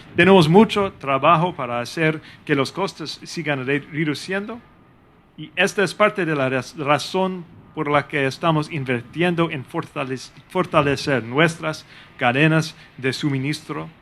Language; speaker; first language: Spanish; non-native, fluent; English